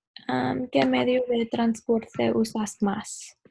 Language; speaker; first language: Spanish; non-native, learner; English